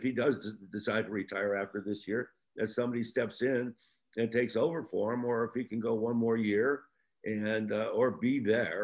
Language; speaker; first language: English; native; English